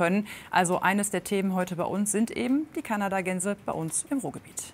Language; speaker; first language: German; native; German